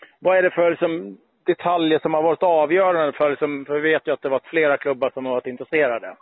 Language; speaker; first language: Swedish; native; Swedish